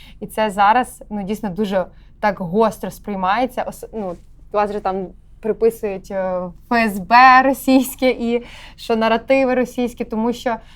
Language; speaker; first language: Ukrainian; native; Ukrainian